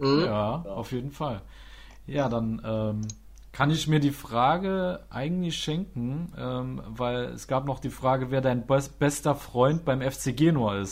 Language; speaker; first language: German; native; German